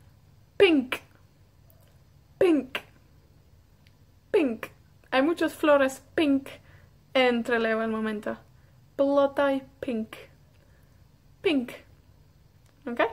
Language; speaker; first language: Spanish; non-native, fluent; Welsh